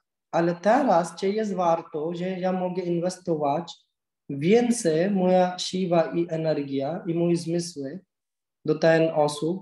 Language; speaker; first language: Polish; non-native, learner; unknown